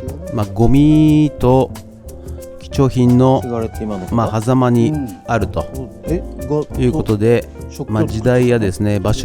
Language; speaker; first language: Japanese; native; Japanese